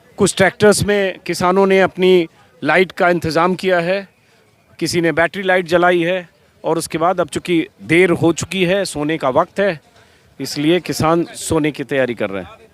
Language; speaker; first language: Hindi; native; Hindi